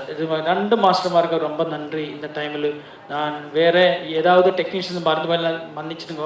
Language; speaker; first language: Tamil; non-native, learner; Malayalam